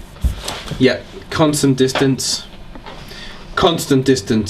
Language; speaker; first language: English; native; English